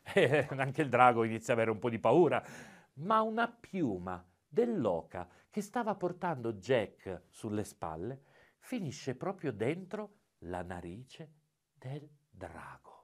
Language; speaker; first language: Italian; native; Italian